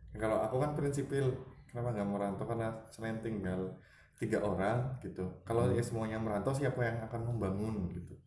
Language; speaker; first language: Indonesian; native; Indonesian